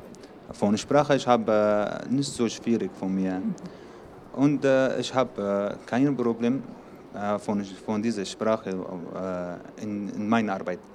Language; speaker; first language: German; non-native, learner; Arabic